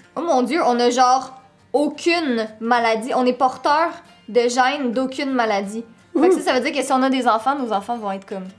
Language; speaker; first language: French; native; French